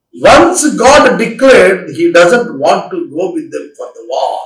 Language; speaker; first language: English; non-native, local second language; Telugu